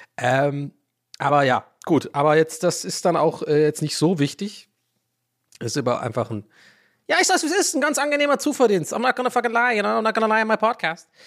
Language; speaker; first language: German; early bilingual, other home language; English